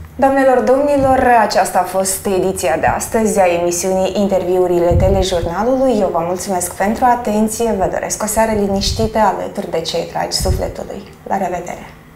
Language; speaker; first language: Romanian; native; Romanian